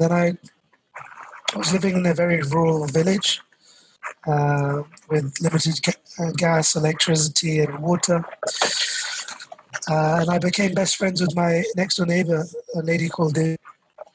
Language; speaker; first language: English; native; English